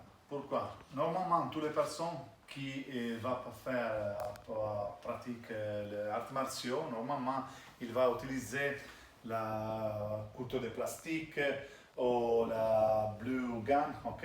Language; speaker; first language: French; non-native, learner; Italian